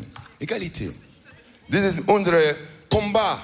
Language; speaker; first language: German; non-native, learner; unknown